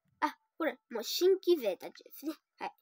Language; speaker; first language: Japanese; native; Japanese